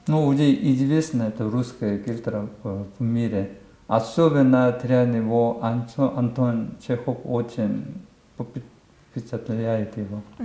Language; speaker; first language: Russian; non-native, learner; Korean